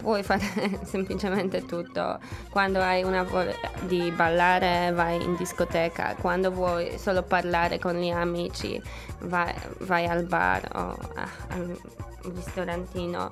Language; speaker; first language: Italian; non-native, fluent; Polish